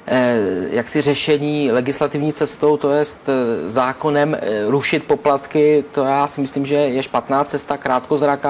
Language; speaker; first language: Czech; native; Czech